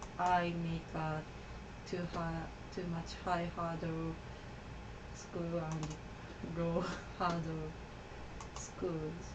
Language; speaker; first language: English; non-native, learner; Japanese